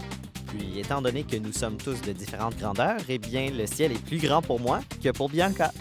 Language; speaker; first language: French; native; French